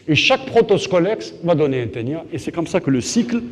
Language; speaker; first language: French; non-native, local second language; Arabic